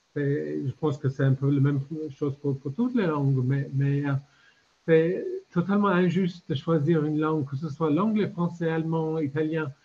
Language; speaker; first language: French; non-native, fluent; English